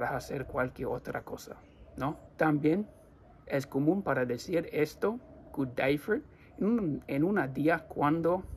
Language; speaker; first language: Spanish; non-native, learner; English